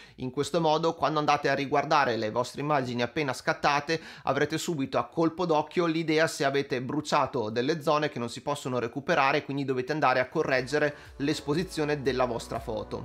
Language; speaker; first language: Italian; native; Italian